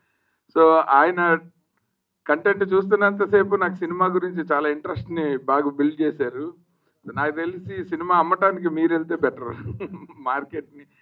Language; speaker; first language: Telugu; native; Telugu